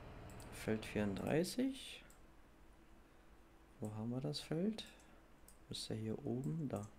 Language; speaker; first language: German; native; German